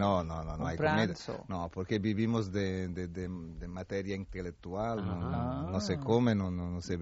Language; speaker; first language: Spanish; non-native, fluent; Italian